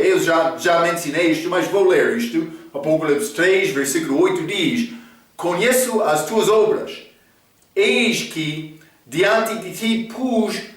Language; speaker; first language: Portuguese; non-native, fluent; English